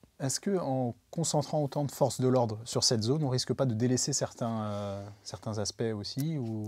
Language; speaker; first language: French; native; French